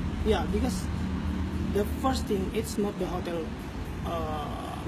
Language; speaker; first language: English; non-native, learner; Indonesian